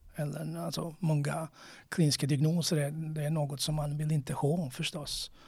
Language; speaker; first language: Swedish; non-native, fluent; Croatian